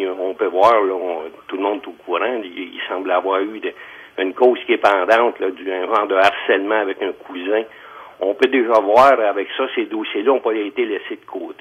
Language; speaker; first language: French; native; French